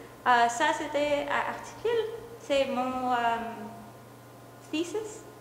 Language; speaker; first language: French; non-native, local second language; English